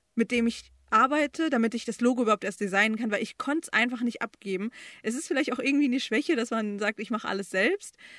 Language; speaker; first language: German; early bilingual, other home language; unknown